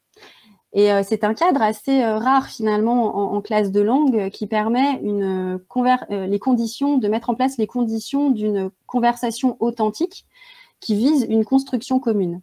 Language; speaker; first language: French; native; French